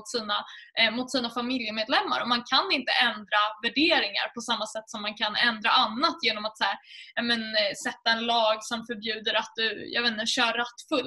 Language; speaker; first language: Swedish; native; Swedish